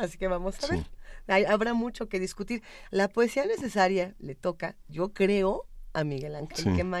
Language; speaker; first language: Spanish; native; Spanish